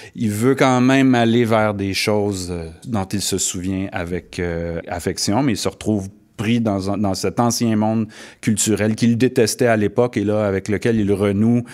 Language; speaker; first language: French; native; French